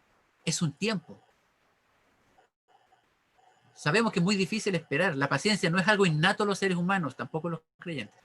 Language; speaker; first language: Spanish; native; Spanish